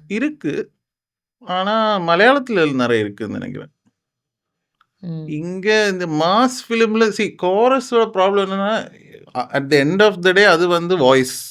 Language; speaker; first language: Tamil; non-native, fluent; Malayalam